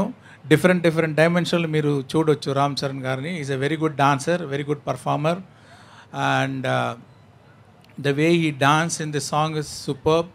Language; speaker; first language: Telugu; non-native, learner; Tamil